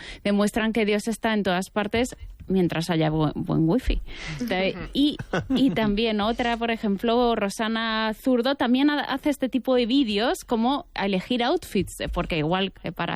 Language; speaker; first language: Spanish; native; Spanish